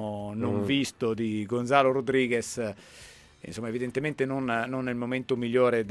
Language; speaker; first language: Italian; native; Italian